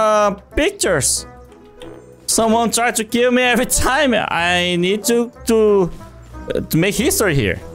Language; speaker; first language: English; non-native, learner; Portuguese